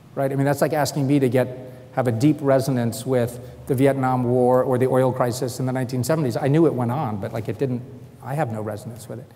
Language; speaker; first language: English; native; English